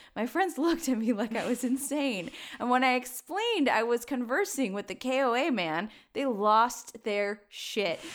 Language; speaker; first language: English; early bilingual, other home language; Spanish